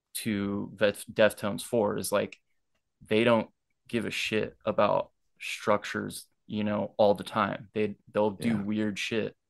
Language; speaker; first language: English; native; English